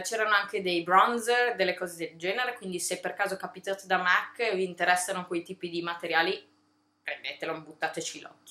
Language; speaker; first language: Italian; native; Italian